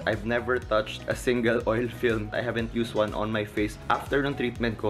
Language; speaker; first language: English; non-native, local second language; Filipino